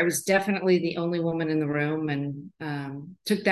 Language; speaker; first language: English; native; English